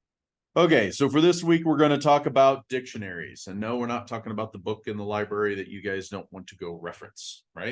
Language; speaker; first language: English; native; English